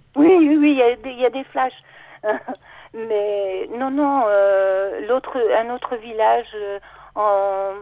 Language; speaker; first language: French; native; French